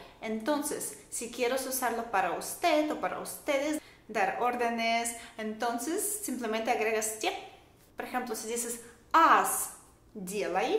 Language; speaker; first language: Spanish; non-native, fluent; Russian